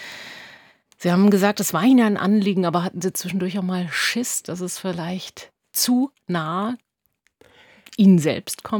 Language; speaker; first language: German; native; German